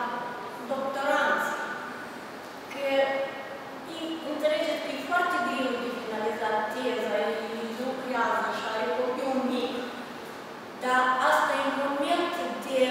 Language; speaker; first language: Romanian; non-native, local second language; Russian